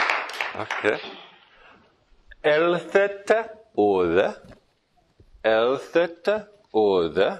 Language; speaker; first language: Greek; non-native, fluent; English